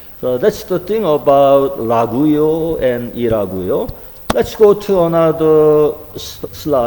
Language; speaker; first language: English; non-native, fluent; Korean